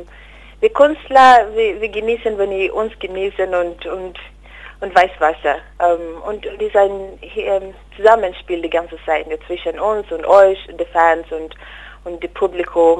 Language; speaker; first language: German; non-native, learner; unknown